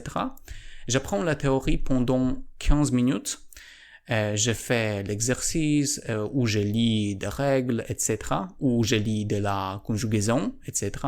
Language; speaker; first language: French; non-native, learner; Polish